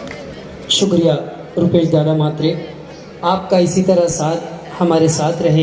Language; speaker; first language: Hindi; native; Hindi